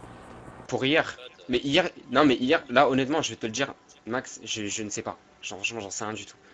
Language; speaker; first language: French; native; French